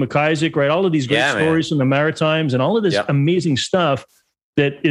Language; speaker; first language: English; native; English